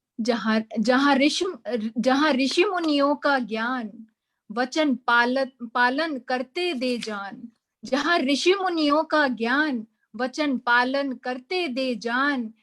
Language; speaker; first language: Hindi; native; Hindi